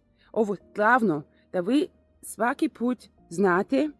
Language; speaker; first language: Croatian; non-native, learner; Russian